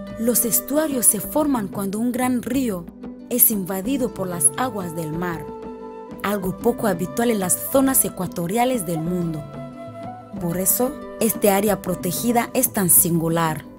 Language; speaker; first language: Spanish; native; Spanish